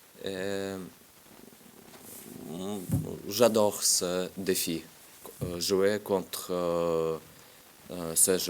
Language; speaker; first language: French; non-native, learner; Russian